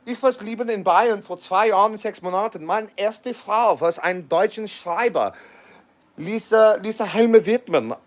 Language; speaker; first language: German; non-native, learner; English